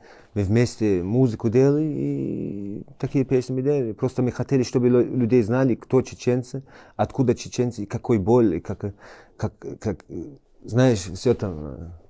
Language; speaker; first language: Russian; early bilingual, heritage; Chechen